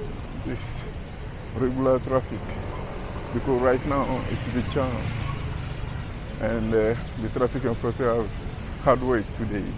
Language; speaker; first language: English; non-native, fluent; French